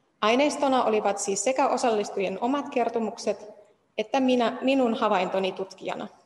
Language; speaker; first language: Finnish; non-native, fluent; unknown